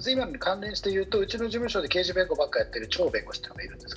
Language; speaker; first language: Japanese; native; Japanese